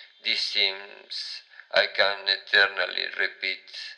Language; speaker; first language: English; non-native, fluent; Spanish